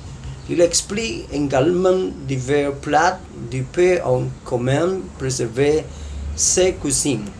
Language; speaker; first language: French; non-native, learner; Spanish